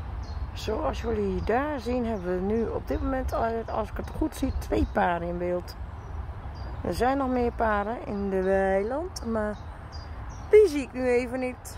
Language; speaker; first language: Dutch; native; Dutch